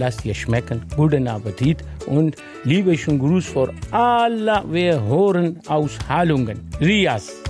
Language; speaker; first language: German; non-native, learner; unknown